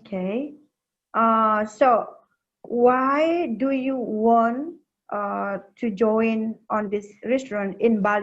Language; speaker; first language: English; non-native, learner; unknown